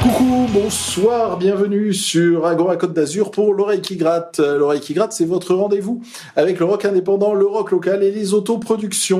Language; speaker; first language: French; native; French